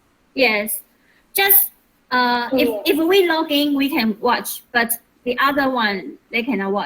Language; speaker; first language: English; non-native, learner; Chinese